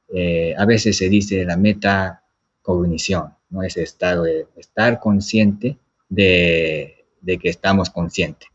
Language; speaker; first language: Spanish; non-native, fluent; Japanese